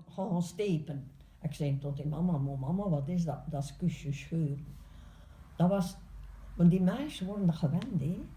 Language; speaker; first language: Dutch; native; Dutch